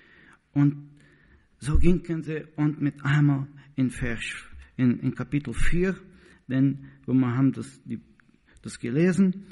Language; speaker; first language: German; non-native, learner; Portuguese